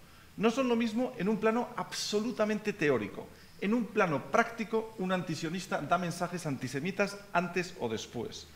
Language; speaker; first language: Spanish; native; Spanish